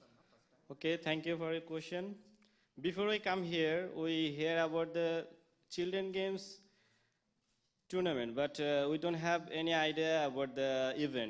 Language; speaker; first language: English; non-native, local second language; Bangla